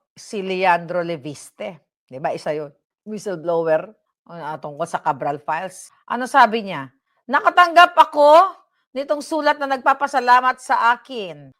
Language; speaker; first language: Filipino; non-native, local second language; Cebuano